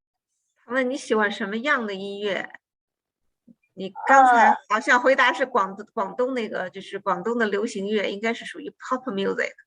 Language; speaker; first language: Chinese; native; Chinese